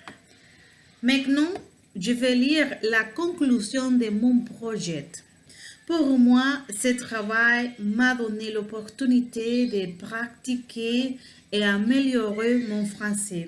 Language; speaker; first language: French; non-native, learner; Spanish